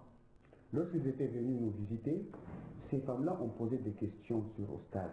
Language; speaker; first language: French; non-native, local second language; Ngazidja Comorian